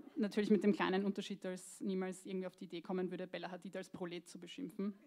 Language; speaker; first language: German; early bilingual, other home language; Croatian